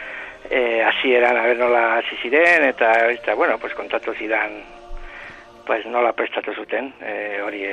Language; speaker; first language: Basque; non-native, local second language; Spanish